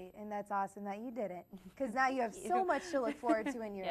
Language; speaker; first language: English; native; English